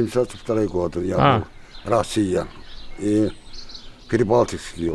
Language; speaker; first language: Russian; non-native, local second language; Azerbaijani